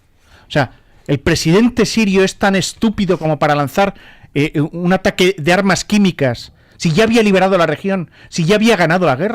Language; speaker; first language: Spanish; native; Spanish